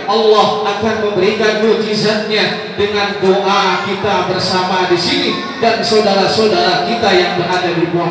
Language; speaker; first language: Indonesian; native; Indonesian